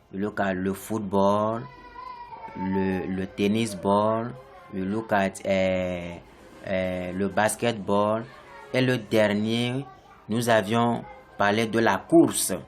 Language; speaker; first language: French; non-native, fluent; English